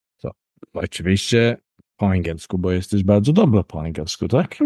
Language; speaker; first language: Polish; non-native, learner; English